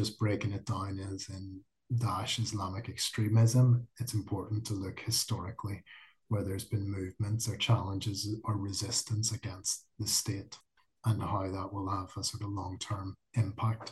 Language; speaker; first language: English; native; English